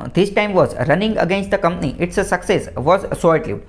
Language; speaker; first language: English; non-native, local second language; Gujarati